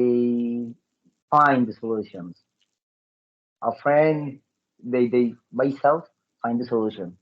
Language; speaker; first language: English; non-native, learner; Spanish